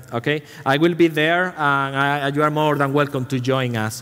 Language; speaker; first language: English; non-native, fluent; Spanish